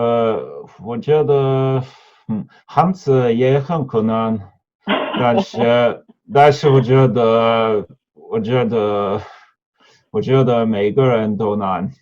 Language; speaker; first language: Chinese; non-native, learner; Norwegian